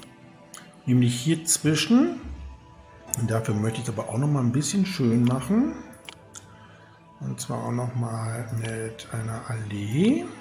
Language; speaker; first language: German; native; German